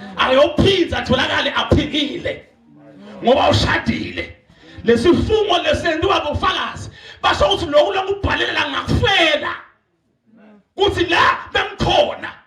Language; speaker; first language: Zulu; non-native, local second language; Swati